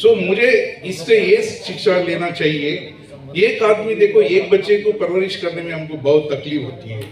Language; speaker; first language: Hindi; non-native, local second language; Kannada